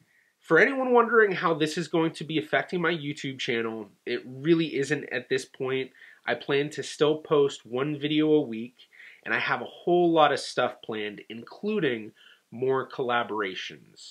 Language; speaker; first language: English; native; English